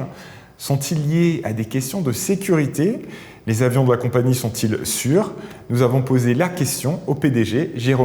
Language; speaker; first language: French; native; French